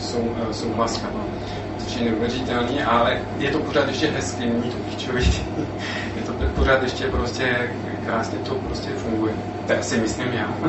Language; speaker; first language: Czech; non-native, fluent; French